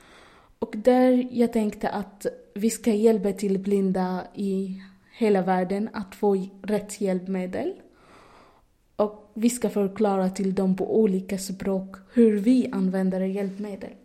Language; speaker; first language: Swedish; non-native, learner; Arabic